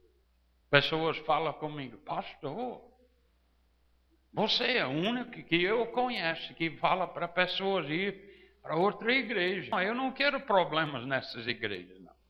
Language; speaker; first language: Portuguese; non-native, fluent; English